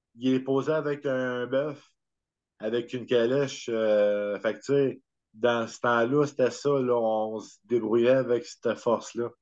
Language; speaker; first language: French; native; French